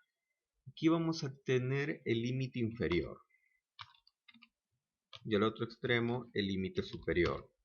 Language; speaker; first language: Spanish; native; Spanish